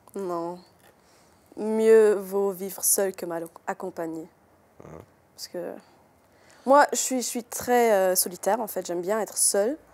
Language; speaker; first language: French; native; French